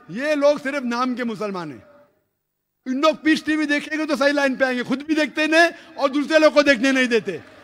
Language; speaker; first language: Hindi; non-native, local second language; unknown